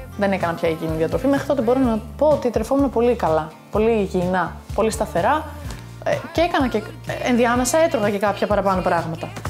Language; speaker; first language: Greek; early bilingual, heritage; Greek